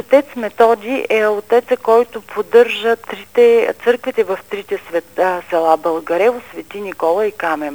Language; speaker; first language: Bulgarian; native; Bulgarian